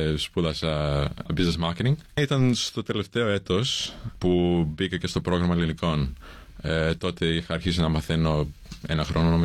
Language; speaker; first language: Greek; non-native, fluent; English